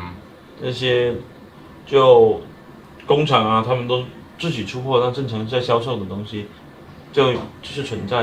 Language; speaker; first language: Chinese; native; Chinese